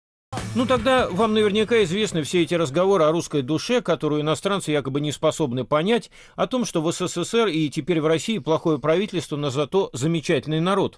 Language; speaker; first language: Russian; native; Russian